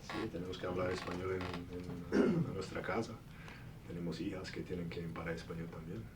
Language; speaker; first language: Spanish; early bilingual, heritage; English